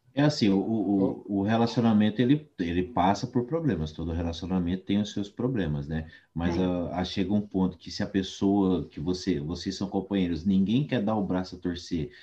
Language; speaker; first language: Portuguese; native; Portuguese